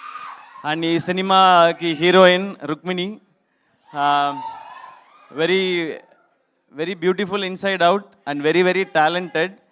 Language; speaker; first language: Telugu; non-native, learner; Tamil